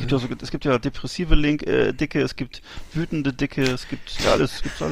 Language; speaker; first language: German; native; German